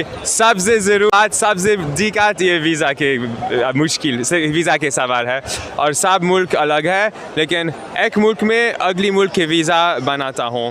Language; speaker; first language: Hindi; non-native, learner; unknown